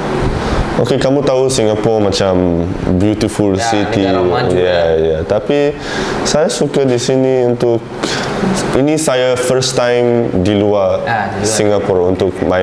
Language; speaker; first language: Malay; non-native, learner; English